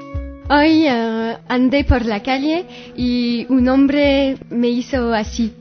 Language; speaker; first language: Spanish; non-native, learner; French